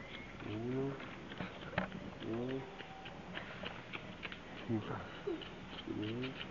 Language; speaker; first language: Spanish; non-native, learner; English